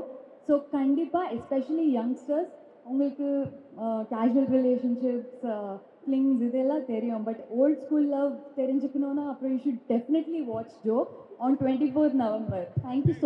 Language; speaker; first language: Tamil; non-native, learner; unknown